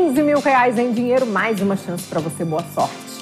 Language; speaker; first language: Portuguese; native; Portuguese